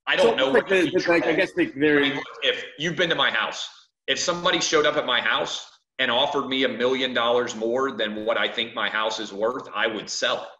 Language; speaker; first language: English; native; English